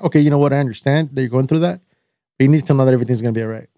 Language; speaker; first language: English; early bilingual, other home language; Spanish